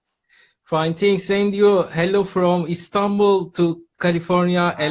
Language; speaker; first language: English; non-native, learner; Turkish